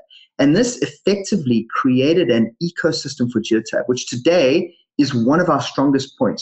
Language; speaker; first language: English; native; English